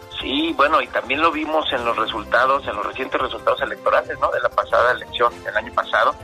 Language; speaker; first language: Spanish; native; Spanish